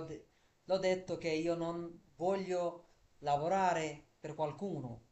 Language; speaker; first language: Italian; non-native, fluent; Bangla